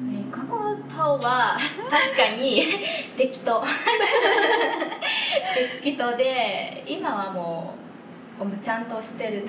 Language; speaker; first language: Japanese; non-native, fluent; Vietnamese